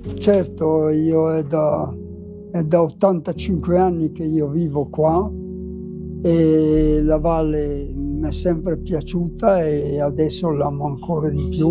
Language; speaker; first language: Italian; native; Italian